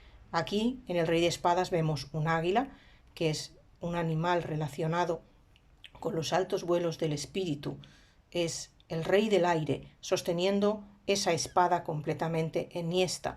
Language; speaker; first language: Spanish; native; Spanish